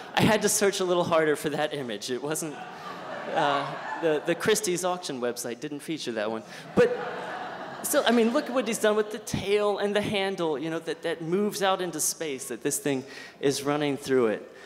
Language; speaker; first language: English; native; English